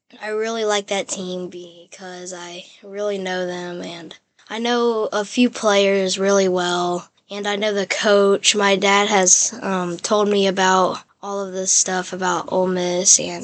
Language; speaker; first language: English; native; English